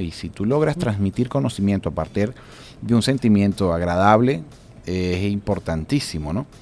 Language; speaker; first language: Spanish; native; Spanish